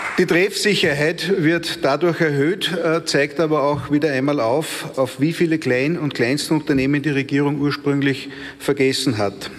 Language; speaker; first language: German; native; German